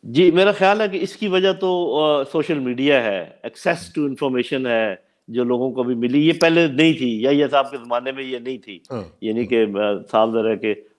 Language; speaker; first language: Urdu; non-native, local second language; Punjabi